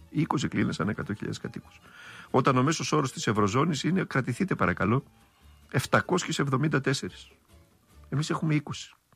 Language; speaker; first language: Greek; native; Greek